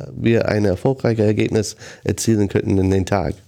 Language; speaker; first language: German; non-native, fluent; English